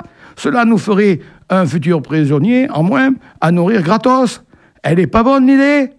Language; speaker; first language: French; native; French